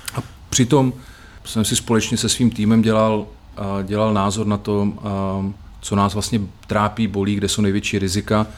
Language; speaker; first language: Czech; native; Czech